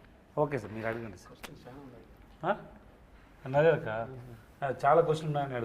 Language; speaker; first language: Telugu; non-native, learner; Tamil